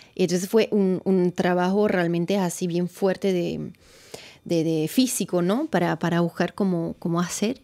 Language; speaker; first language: Spanish; non-native, fluent; French